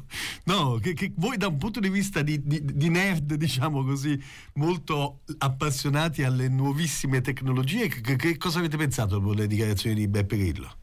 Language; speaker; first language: Italian; native; Italian